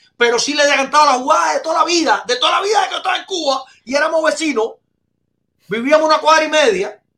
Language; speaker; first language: Spanish; native; Spanish